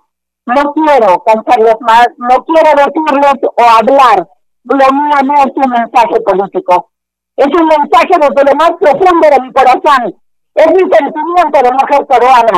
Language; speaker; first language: Spanish; native; Spanish